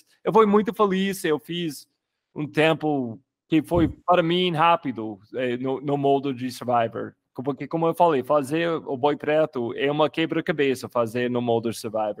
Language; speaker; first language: Portuguese; non-native, fluent; English